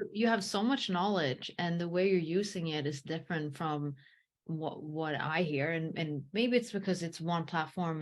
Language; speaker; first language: English; early bilingual, heritage; English